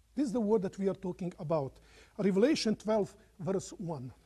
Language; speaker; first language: English; non-native, fluent; Croatian